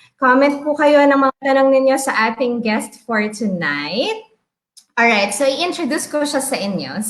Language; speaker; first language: Filipino; native; Filipino